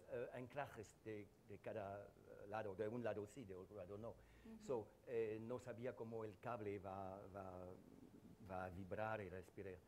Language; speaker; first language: Spanish; non-native, fluent; French